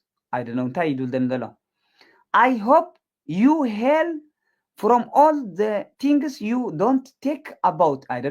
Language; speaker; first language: English; non-native, learner; Tigrinya